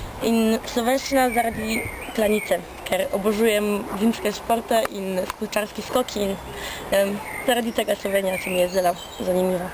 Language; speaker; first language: Slovenian; non-native, learner; Polish